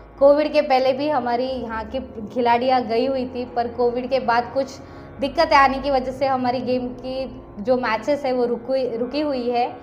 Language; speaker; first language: Hindi; non-native, local second language; Nepali